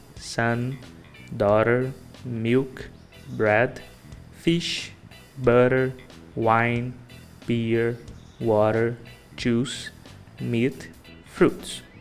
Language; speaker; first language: English; non-native, fluent; Portuguese